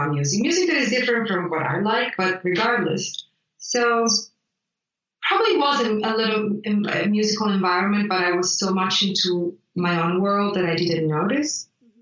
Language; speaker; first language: English; non-native, fluent; Italian